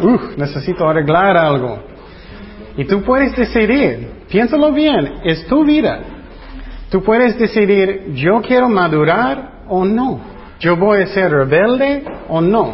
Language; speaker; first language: Spanish; non-native, fluent; English